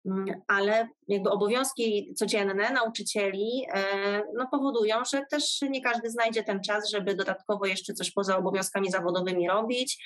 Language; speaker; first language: Polish; native; Polish